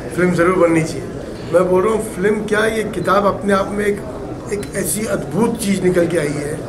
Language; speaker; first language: Hindi; native; Hindi